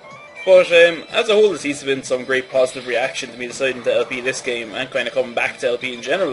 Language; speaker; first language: English; native; English